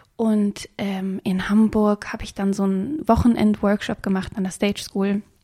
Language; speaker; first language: German; early bilingual, other home language; Swedish